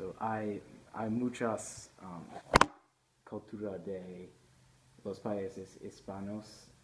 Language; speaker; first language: Spanish; non-native, learner; English